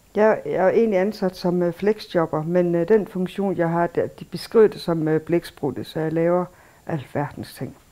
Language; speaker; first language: Danish; early bilingual, other home language; Kalaallisut